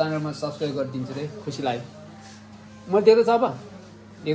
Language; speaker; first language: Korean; non-native, learner; Nepali